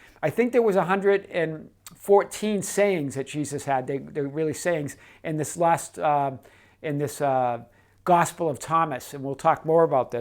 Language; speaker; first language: English; native; English